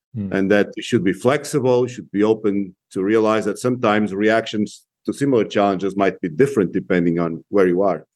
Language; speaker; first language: English; non-native, fluent; Portuguese